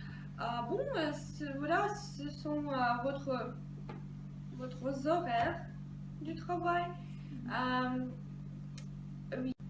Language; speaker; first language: French; non-native, fluent; Russian